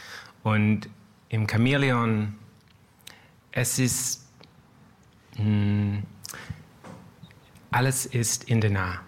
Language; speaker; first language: German; non-native, learner; English